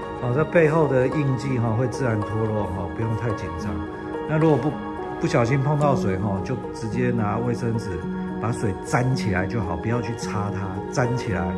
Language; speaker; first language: Chinese; native; Chinese